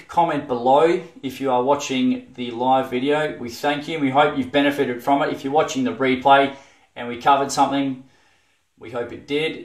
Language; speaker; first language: English; native; English